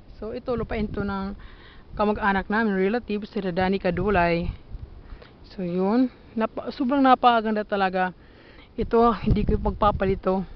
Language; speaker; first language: Filipino; non-native, local second language; Waray